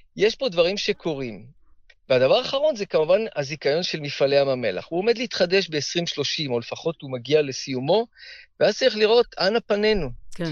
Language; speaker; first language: Hebrew; early bilingual, heritage; Hebrew